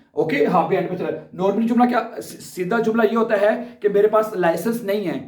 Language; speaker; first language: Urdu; native; Urdu